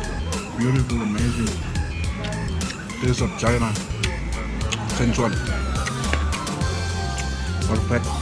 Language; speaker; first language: English; non-native, learner; Indonesian